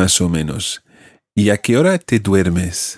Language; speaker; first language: Spanish; non-native, fluent; English